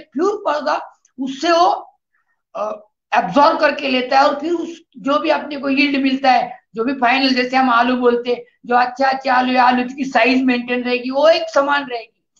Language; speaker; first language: Hindi; non-native, local second language; Marathi